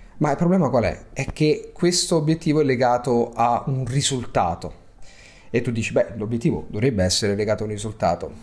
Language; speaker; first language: Italian; native; Italian